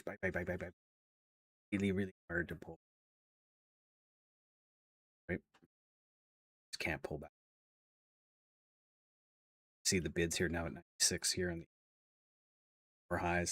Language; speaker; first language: English; native; English